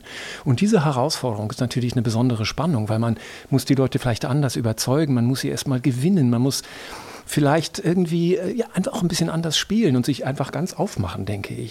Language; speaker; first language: German; native; German